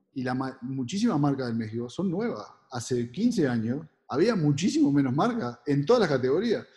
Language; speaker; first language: Spanish; native; Spanish